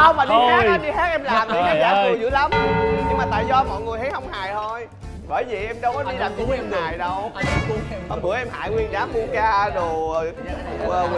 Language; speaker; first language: Vietnamese; native; Vietnamese